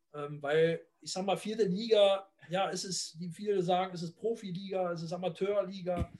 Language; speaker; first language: German; native; German